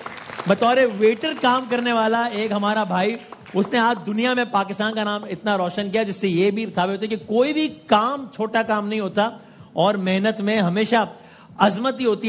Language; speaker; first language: Urdu; native; Urdu